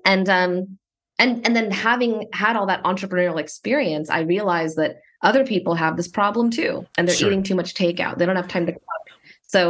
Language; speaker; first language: English; native; English